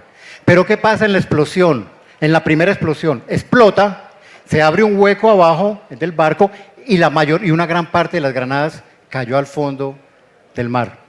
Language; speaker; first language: Spanish; native; Spanish